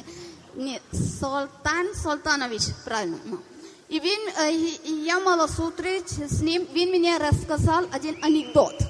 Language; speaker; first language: Ukrainian; non-native, learner; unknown